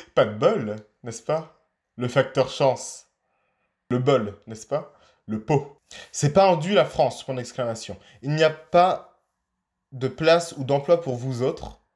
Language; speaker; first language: French; native; French